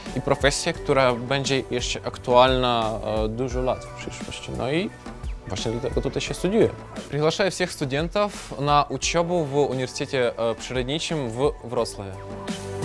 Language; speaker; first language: Polish; non-native, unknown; Russian